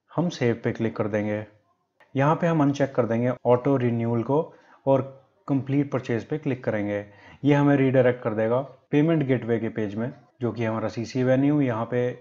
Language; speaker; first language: Hindi; native; Hindi